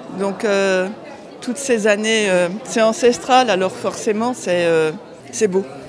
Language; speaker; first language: French; native; French